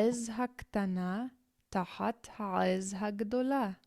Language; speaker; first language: Hebrew; non-native, learner; English